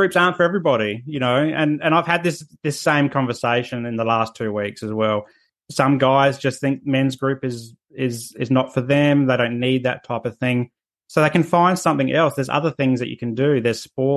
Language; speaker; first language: English; native; English